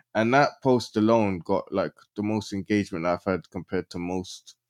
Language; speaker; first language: English; native; English